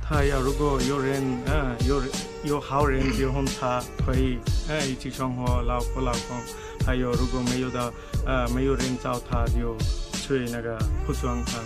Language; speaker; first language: Chinese; non-native, learner; Bangla